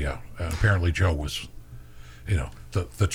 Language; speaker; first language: English; native; English